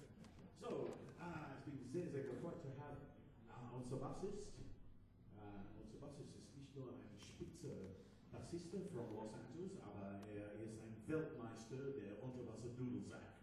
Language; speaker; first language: German; non-native, learner; English